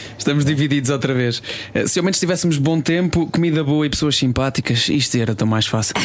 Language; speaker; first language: Portuguese; native; Portuguese